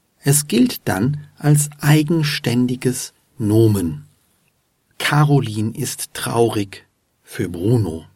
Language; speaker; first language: German; native; German